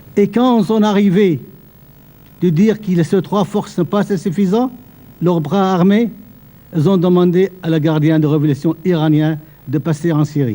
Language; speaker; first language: French; non-native, fluent; Arabic